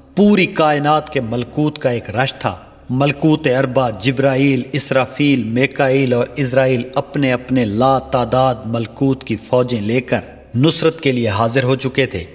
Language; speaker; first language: Urdu; non-native, local second language; Saraiki